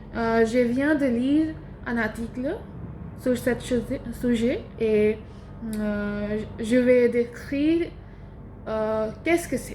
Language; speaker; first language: French; non-native, learner; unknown